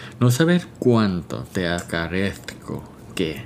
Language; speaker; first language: Spanish; non-native, learner; Thai